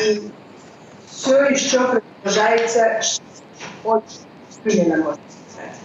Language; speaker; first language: Russian; early bilingual, heritage; Russian